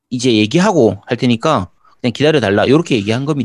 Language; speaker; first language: Korean; native; Korean